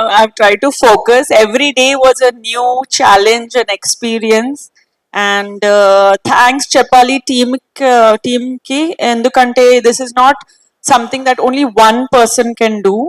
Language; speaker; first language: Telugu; non-native, fluent; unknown